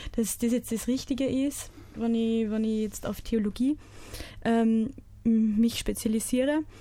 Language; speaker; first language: German; native; German